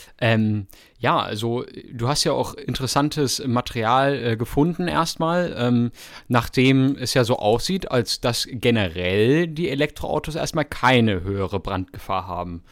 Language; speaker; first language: German; native; German